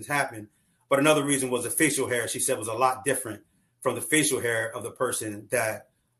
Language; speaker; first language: English; native; English